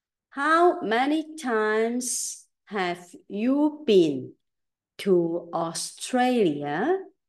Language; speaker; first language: English; non-native, local second language; Cantonese